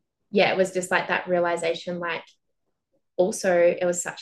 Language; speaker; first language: English; native; English